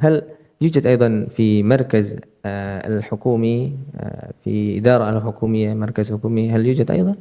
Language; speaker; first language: Arabic; non-native, learner; Indonesian